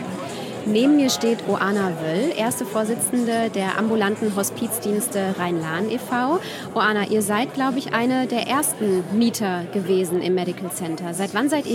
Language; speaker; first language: German; native; German